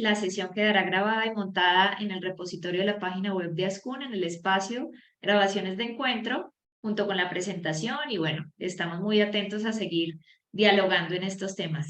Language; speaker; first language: Spanish; native; Spanish